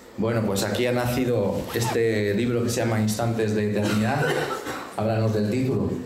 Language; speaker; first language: Spanish; native; Spanish